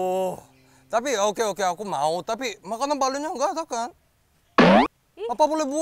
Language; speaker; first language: Indonesian; non-native, learner; Korean